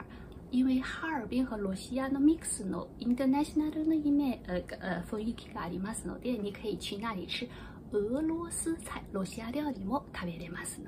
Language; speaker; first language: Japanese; non-native, fluent; Chinese